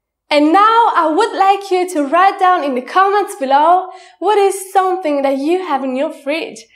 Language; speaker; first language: English; non-native, fluent; Italian